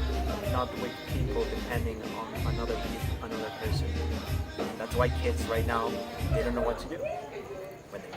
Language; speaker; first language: English; non-native, fluent; Spanish